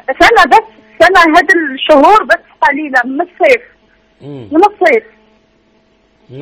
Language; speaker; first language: Arabic; native; Arabic